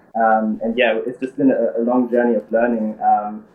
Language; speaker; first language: English; early bilingual, other home language; German